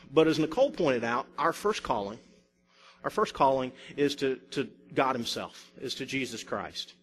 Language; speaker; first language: English; native; English